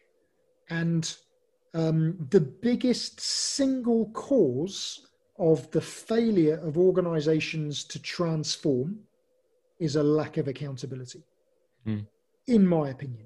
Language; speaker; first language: English; native; English